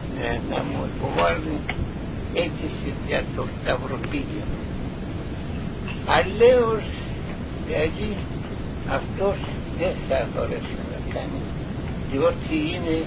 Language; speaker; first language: Greek; non-native, fluent; Russian